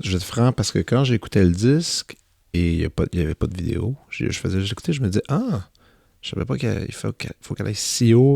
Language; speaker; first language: French; native; French